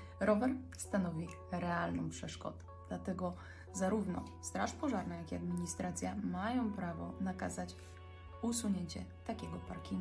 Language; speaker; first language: Polish; native; Polish